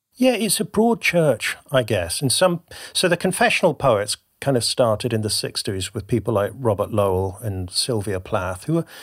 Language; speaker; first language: English; native; English